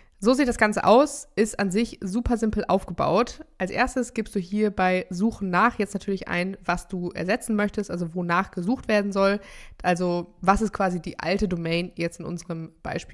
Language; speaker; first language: German; native; German